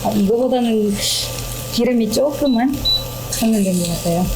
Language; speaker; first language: Korean; non-native, fluent; Indonesian